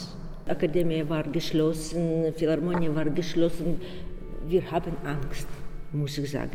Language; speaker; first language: German; non-native, learner; Ukrainian